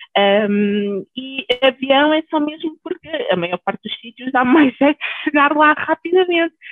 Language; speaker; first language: Portuguese; early bilingual, other home language; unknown